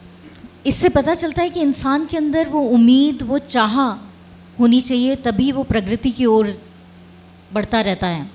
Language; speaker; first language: Hindi; native; Hindi